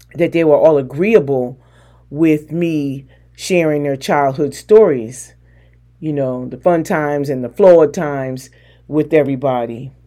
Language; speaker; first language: English; native; English